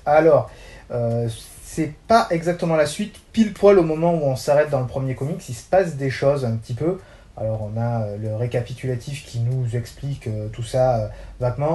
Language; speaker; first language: French; native; French